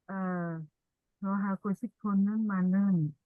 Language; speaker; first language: Korean; non-native, learner; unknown